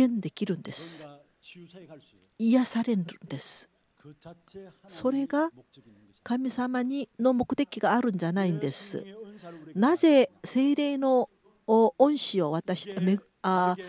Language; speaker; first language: Japanese; non-native, fluent; Korean